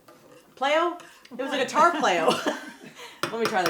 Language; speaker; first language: English; native; English